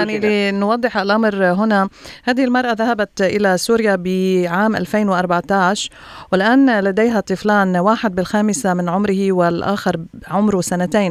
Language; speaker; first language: Arabic; native; Arabic